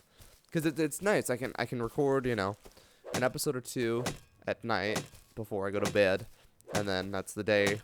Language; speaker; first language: English; native; English